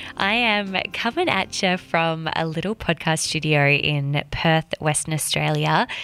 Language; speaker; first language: English; native; English